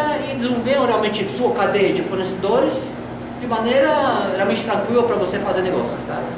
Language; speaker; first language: Portuguese; non-native, learner; Russian